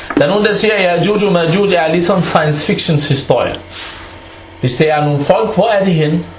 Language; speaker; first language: Danish; early bilingual, other home language; Arabic